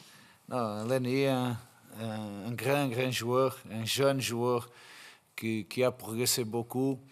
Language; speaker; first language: French; non-native, fluent; Portuguese